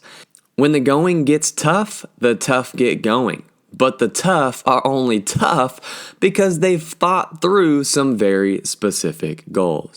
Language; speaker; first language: English; native; English